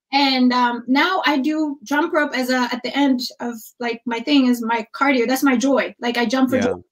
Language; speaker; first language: English; non-native, fluent; Amharic